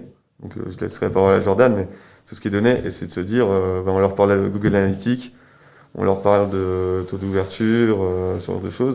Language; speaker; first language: French; native; French